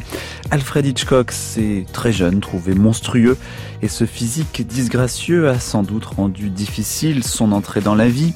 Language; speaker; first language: French; native; French